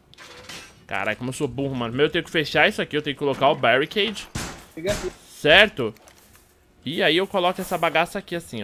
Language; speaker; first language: Portuguese; native; Portuguese